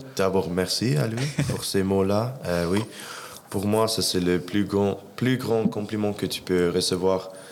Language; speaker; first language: French; non-native, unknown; English